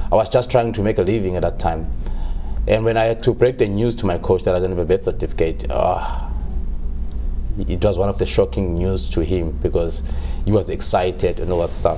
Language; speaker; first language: English; non-native, local second language; Xhosa